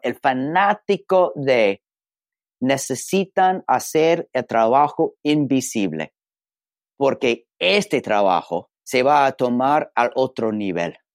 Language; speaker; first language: Spanish; non-native, learner; English